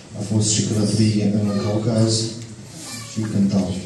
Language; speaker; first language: Romanian; non-native, learner; Russian